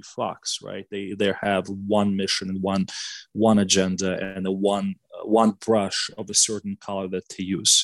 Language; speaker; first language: English; non-native, fluent; Russian